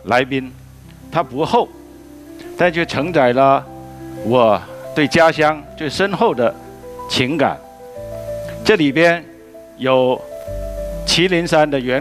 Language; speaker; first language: Chinese; native; Chinese